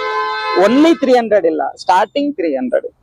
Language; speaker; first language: Kannada; non-native, local second language; Tamil